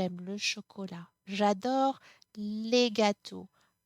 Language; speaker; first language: French; non-native, fluent; English